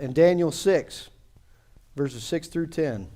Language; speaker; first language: English; native; English